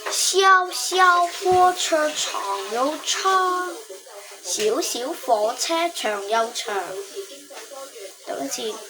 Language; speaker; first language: Chinese; non-native, local second language; Cantonese